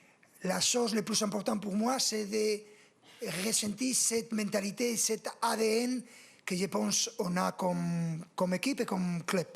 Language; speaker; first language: French; non-native, fluent; Spanish